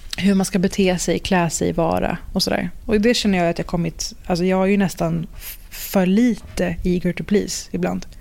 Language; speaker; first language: Swedish; early bilingual, other home language; Persian